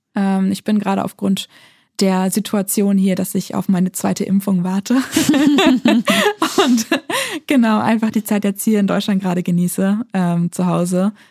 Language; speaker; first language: German; native; German